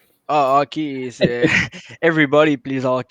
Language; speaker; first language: English; non-native, local second language; French